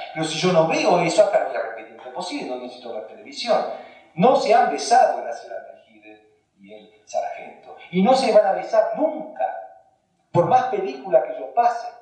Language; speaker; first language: Spanish; early bilingual, other home language; Hungarian